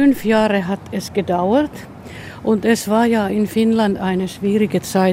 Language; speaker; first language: German; non-native, fluent; Finnish